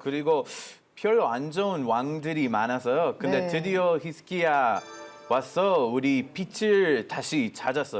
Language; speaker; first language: Korean; non-native, fluent; Hebrew